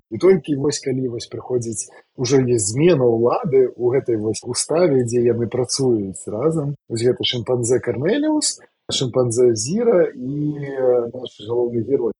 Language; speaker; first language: Belarusian; non-native, local second language; Russian